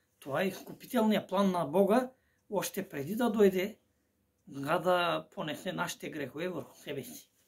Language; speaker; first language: Bulgarian; non-native, local second language; Turkish